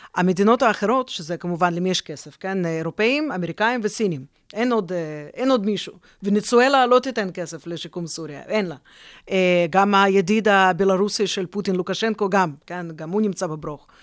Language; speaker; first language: Hebrew; non-native, fluent; Russian